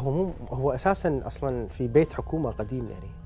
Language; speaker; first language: Arabic; native; Arabic